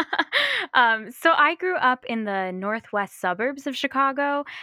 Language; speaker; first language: English; native; English